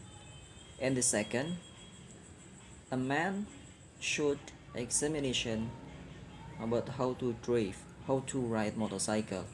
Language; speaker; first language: English; non-native, learner; Indonesian